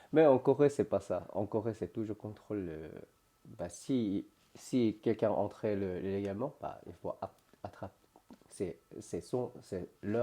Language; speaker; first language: French; non-native, learner; Korean